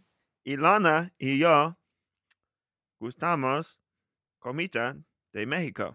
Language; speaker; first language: Spanish; non-native, learner; English